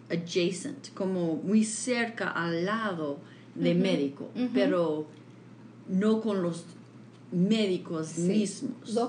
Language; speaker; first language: Spanish; non-native, fluent; English